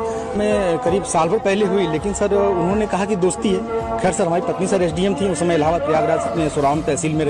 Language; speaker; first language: Hindi; native; Hindi